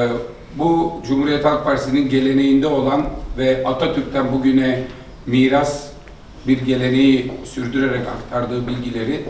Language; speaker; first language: Turkish; native; Turkish